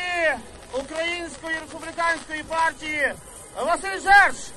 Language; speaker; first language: Ukrainian; native; Ukrainian